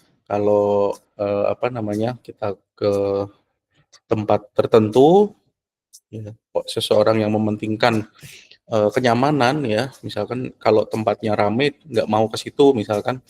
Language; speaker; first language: Indonesian; native; Indonesian